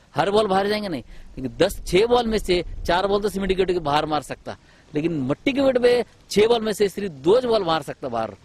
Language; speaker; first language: Hindi; non-native, local second language; Marathi